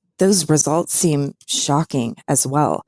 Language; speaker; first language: English; native; English